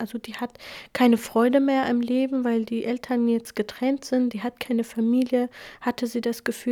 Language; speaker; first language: German; non-native, fluent; Kurdish